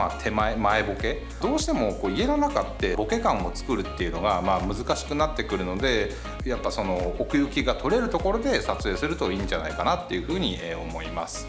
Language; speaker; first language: Japanese; native; Japanese